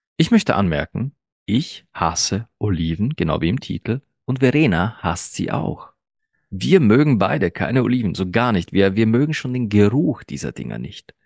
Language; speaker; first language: German; early bilingual, other home language; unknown